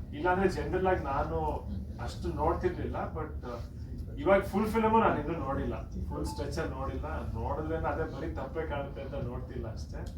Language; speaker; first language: Kannada; native; Kannada